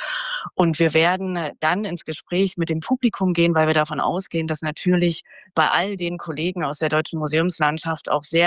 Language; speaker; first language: German; native; German